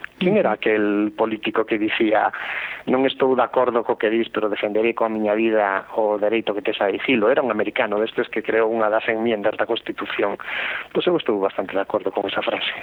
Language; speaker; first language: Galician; non-native, local second language; Spanish